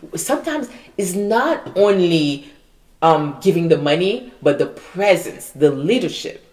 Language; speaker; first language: English; non-native, fluent; Haitian Creole